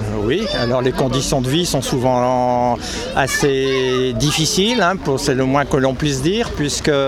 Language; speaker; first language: French; native; French